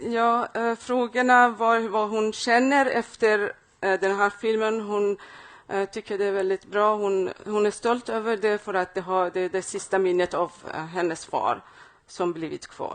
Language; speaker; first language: Swedish; non-native, fluent; Persian